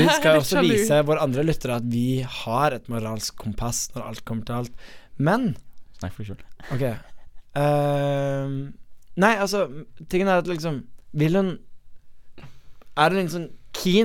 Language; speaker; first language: Norwegian; native; Norwegian